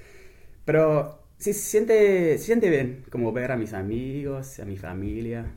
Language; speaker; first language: Spanish; non-native, fluent; English